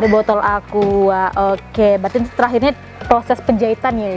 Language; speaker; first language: Indonesian; native; Indonesian